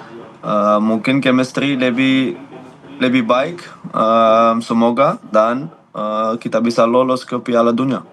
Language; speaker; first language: Indonesian; non-native, fluent; Dutch